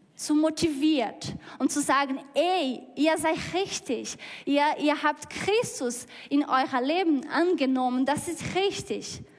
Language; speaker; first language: German; non-native, learner; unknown